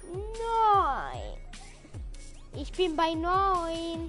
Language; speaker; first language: German; early bilingual, other home language; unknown